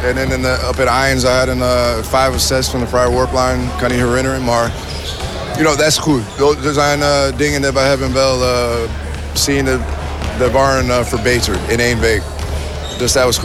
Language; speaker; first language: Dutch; non-native, learner; English